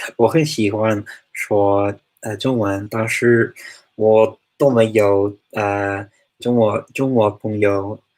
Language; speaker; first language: Chinese; non-native, learner; English